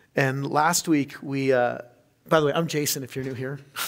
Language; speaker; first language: English; native; English